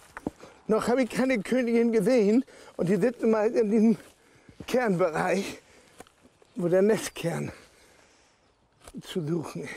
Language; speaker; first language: German; native; German